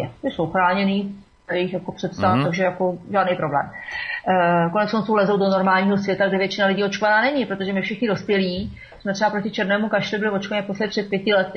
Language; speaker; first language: Czech; native; Czech